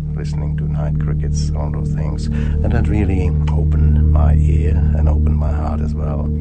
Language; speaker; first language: English; non-native, fluent; Czech